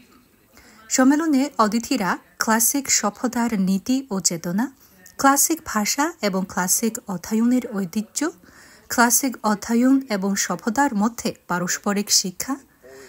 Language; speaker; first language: Bangla; non-native, fluent; Chinese